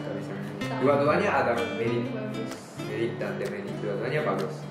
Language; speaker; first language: Indonesian; non-native, learner; Japanese